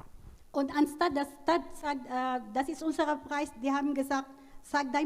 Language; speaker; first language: German; non-native, learner; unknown